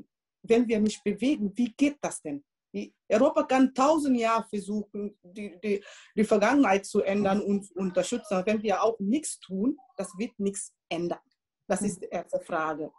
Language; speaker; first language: German; non-native, learner; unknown